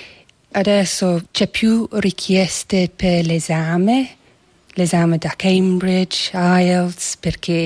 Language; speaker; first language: Italian; non-native, fluent; English